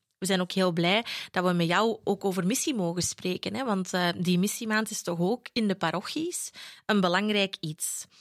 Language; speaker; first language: Dutch; native; Dutch